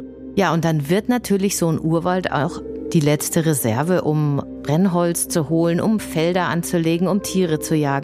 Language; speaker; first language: German; native; German